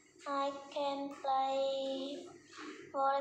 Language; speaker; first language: English; non-native, learner; Vietnamese